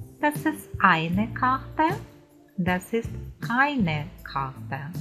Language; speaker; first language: German; non-native, fluent; Ukrainian